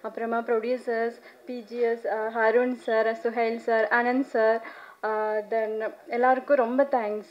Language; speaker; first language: Tamil; non-native, learner; Malayalam